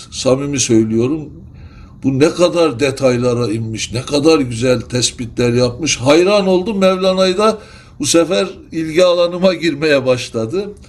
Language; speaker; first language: Turkish; native; Turkish